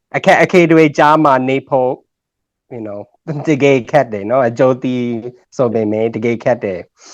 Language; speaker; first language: Burmese; non-native, learner; English